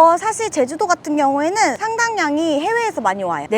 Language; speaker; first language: Korean; native; Korean